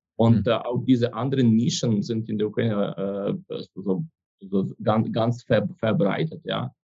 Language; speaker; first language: German; non-native, fluent; Ukrainian